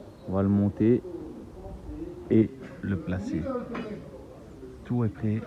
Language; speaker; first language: French; native; French